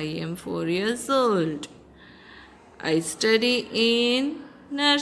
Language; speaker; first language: English; non-native, local second language; Hindi